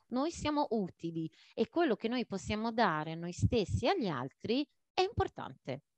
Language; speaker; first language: Italian; non-native, fluent; Maltese